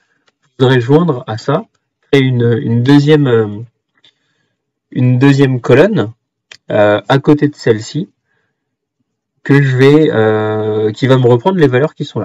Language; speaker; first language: French; native; French